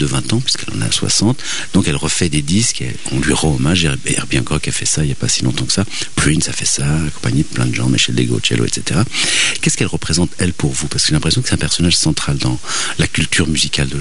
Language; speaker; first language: French; native; French